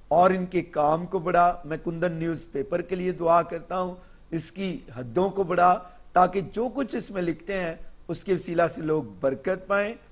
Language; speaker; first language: Urdu; non-native, local second language; Punjabi